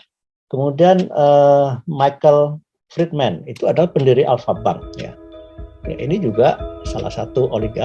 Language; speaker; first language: Indonesian; native; Indonesian